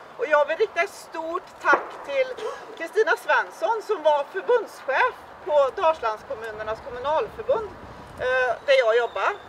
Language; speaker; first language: Swedish; native; Swedish